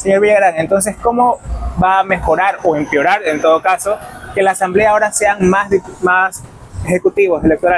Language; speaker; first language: Spanish; native; Spanish